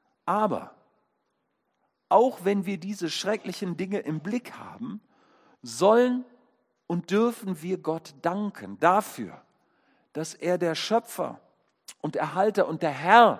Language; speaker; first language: German; native; German